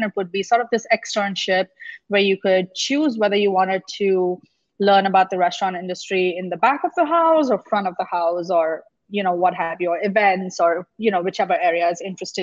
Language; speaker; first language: English; non-native, local second language; Gujarati